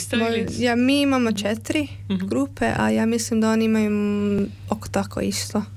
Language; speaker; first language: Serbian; early bilingual, heritage; Serbian